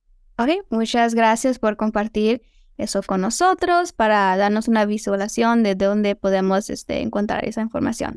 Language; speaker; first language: Spanish; early bilingual, heritage; Spanish